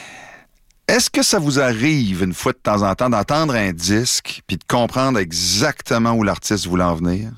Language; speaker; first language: French; native; French